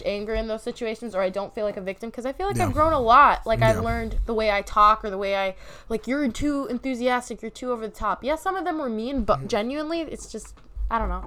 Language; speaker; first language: English; native; English